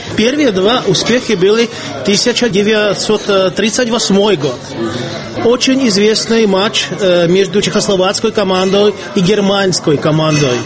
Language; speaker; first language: Russian; non-native, fluent; Czech